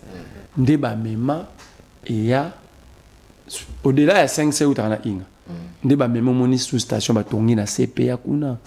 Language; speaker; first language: French; non-native, local second language; Lingala